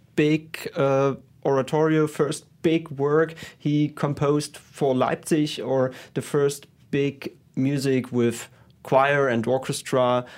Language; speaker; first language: English; non-native, fluent; German